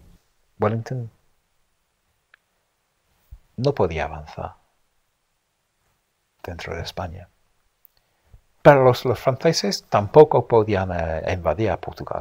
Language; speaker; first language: Spanish; non-native, fluent; English